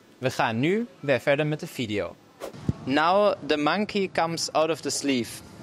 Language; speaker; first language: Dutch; native; Dutch